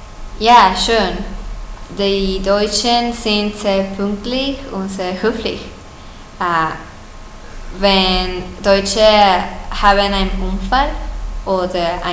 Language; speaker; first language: German; non-native, learner; Spanish